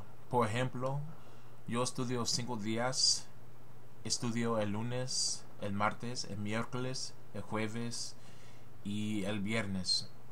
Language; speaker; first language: Spanish; non-native, learner; English